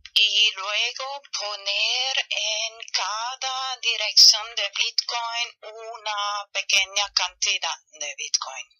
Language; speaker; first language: Spanish; non-native, fluent; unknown